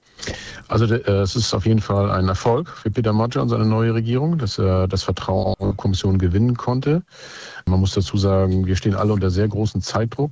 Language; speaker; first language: German; native; German